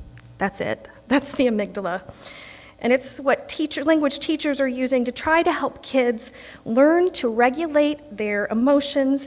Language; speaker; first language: English; native; English